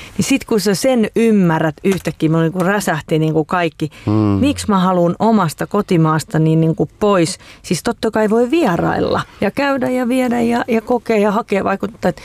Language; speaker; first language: Finnish; native; Finnish